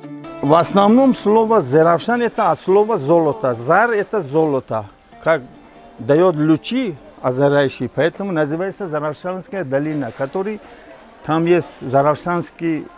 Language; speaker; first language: Russian; non-native, local second language; Tajik